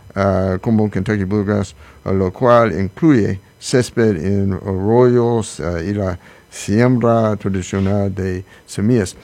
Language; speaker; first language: Spanish; non-native, learner; English